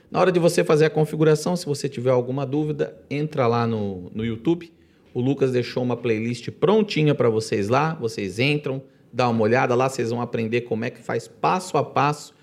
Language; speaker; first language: Portuguese; native; Portuguese